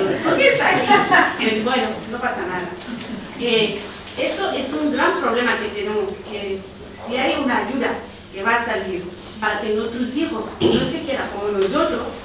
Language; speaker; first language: Spanish; non-native, learner; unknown